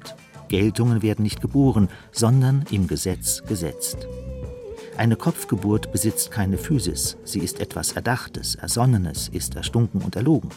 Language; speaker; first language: German; native; German